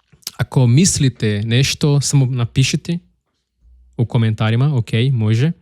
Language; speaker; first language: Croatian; non-native, learner; Portuguese